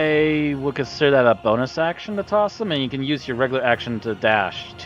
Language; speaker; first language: English; native; English